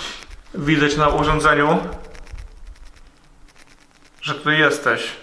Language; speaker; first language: Polish; native; Polish